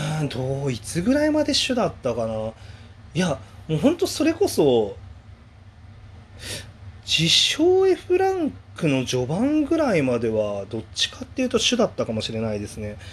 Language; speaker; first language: Japanese; native; Japanese